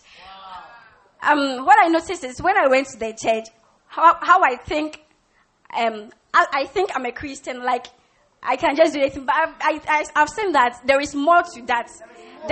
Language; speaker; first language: English; non-native, local second language; Ewe